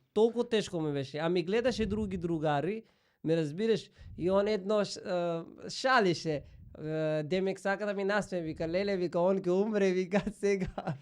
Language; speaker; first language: Macedonian; non-native, fluent; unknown